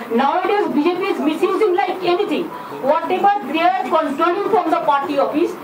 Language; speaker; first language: English; non-native, local second language; Bangla